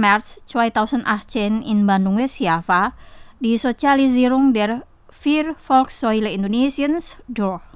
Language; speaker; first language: German; non-native, fluent; Indonesian